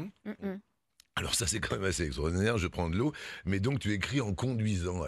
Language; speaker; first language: French; native; French